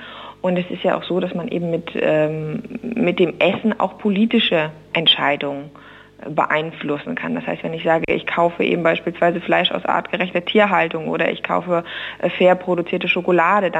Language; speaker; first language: German; native; German